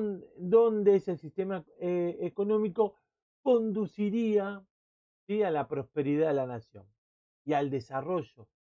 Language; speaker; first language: Spanish; native; Spanish